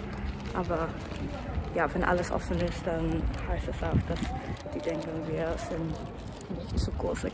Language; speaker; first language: German; non-native, learner; Swedish